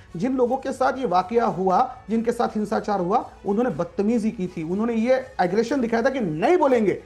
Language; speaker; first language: Hindi; non-native, local second language; Marathi